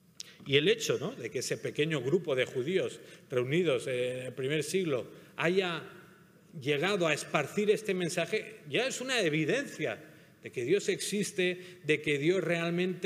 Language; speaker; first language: Spanish; native; Spanish